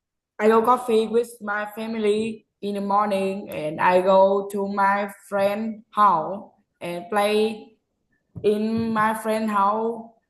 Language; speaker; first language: English; non-native, learner; Vietnamese